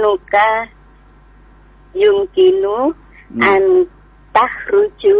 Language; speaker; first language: Arabic; non-native, learner; Indonesian